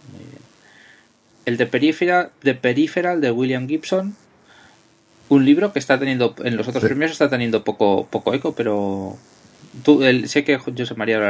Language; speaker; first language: Spanish; native; Spanish